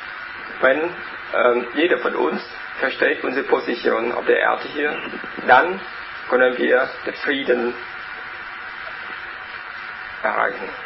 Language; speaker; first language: German; non-native, learner; Vietnamese